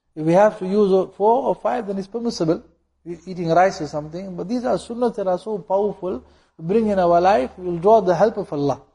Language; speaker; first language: English; native; English